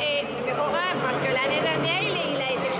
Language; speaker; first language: French; early bilingual, heritage; French